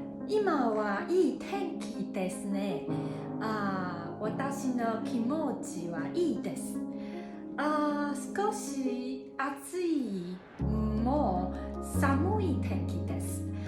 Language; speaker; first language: Japanese; non-native, learner; Chinese